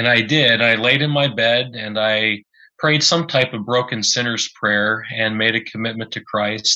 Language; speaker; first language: English; native; English